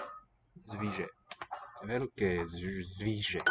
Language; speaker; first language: Czech; non-native, learner; English